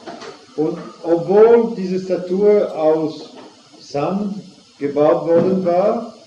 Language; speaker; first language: German; non-native, fluent; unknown